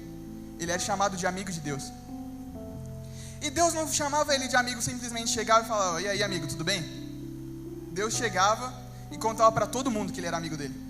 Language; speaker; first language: Portuguese; native; Portuguese